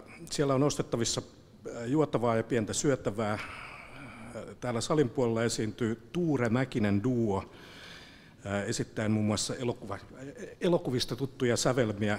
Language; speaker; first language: Finnish; native; Finnish